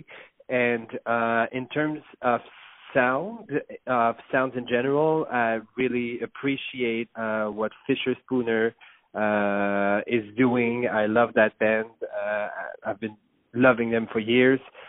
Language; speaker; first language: English; non-native, fluent; French